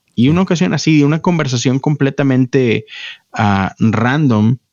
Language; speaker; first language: Spanish; native; Spanish